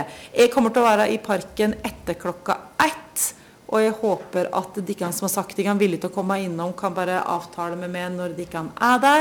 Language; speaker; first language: Norwegian; native; Norwegian